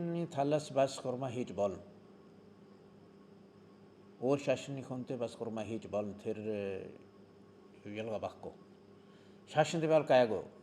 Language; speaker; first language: Mongolian; non-native, learner; Urdu